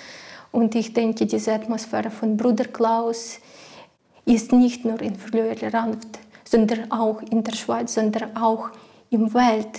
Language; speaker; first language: German; non-native, learner; Ukrainian